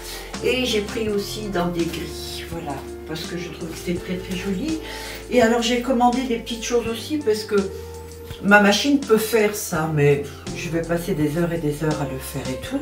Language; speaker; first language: French; native; French